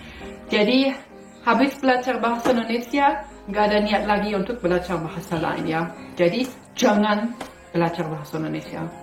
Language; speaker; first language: Indonesian; non-native, fluent; German